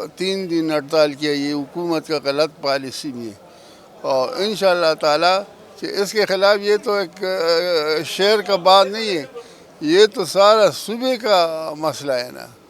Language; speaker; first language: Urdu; non-native, local second language; Pashto